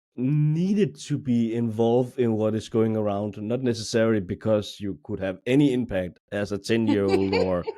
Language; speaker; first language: English; non-native, fluent; Danish